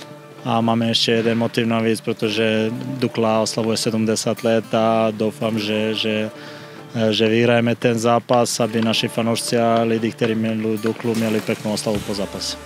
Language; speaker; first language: Czech; non-native, fluent; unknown